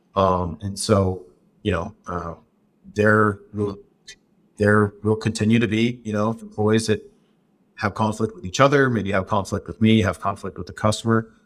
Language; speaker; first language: English; native; English